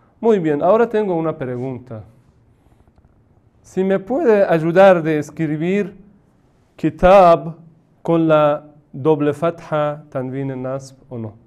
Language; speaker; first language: Spanish; non-native, fluent; Persian